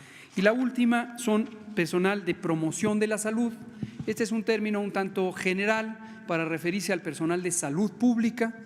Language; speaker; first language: Spanish; native; Spanish